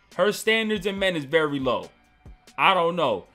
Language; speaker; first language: English; native; English